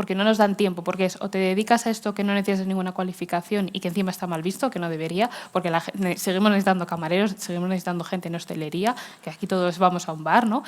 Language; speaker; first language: Spanish; native; Spanish